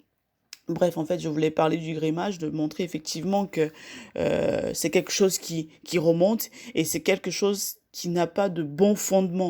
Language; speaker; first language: French; native; French